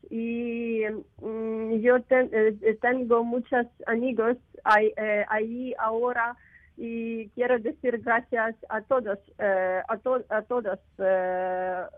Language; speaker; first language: Spanish; non-native, learner; Ukrainian